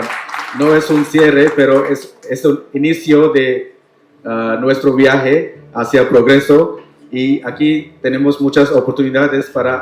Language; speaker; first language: Spanish; non-native, learner; Tamil